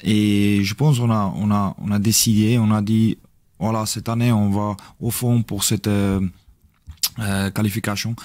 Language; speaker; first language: French; non-native, learner; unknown